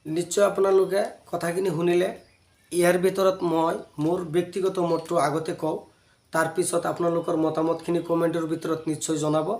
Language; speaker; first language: Assamese; non-native, local second language; Bangla